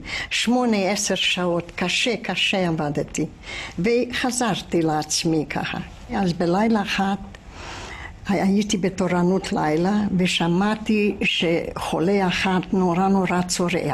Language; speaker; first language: Hebrew; non-native, fluent; Hungarian